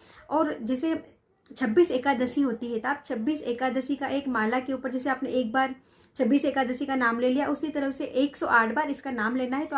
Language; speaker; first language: Hindi; native; Hindi